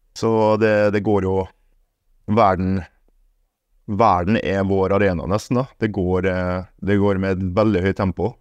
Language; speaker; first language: Norwegian; early bilingual, other home language; German